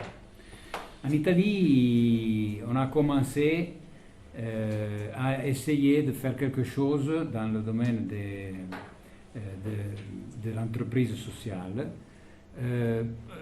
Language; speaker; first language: French; non-native, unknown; Italian